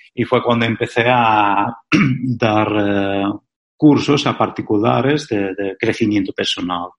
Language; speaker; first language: Spanish; non-native, fluent; Dutch